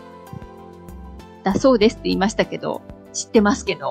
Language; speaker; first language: Japanese; native; Japanese